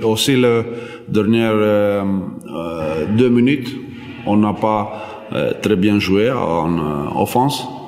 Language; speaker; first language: French; non-native, learner; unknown